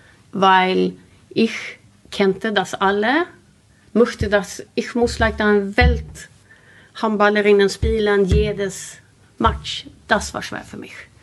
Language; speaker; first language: German; non-native, learner; Swedish